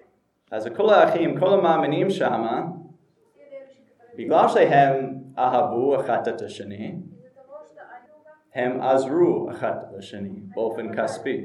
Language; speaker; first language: Hebrew; non-native, fluent; English